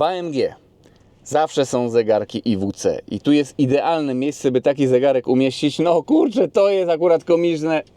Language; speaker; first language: Polish; native; Polish